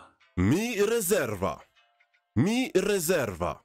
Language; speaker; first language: Spanish; non-native, learner; English